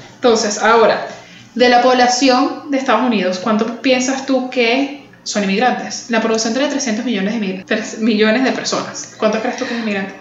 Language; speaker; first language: Spanish; native; Spanish